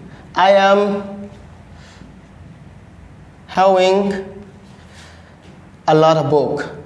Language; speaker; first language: English; non-native, learner; Khmer